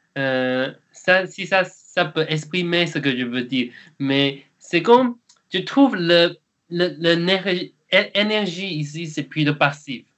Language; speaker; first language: French; non-native, learner; Chinese